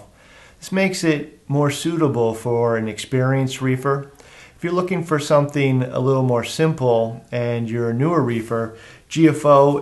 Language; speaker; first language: English; native; English